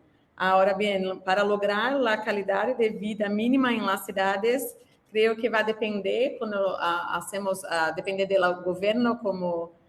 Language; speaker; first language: Spanish; non-native, learner; Portuguese